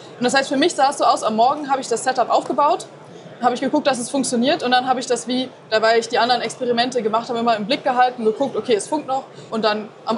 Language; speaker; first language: German; native; German